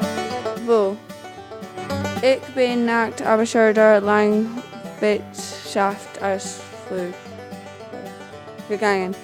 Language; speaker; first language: German; non-native, learner; English